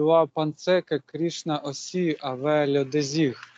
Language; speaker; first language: French; non-native, learner; Russian